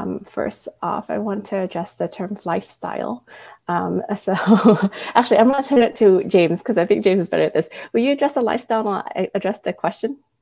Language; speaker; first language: English; early bilingual, other home language; Vietnamese